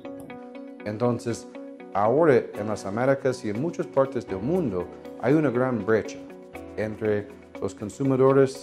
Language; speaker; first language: Spanish; non-native, fluent; English